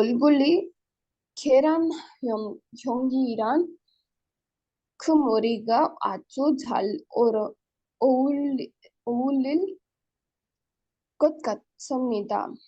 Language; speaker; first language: Korean; non-native, learner; Hindi